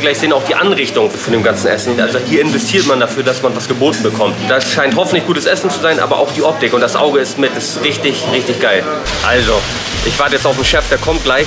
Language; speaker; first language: German; native; German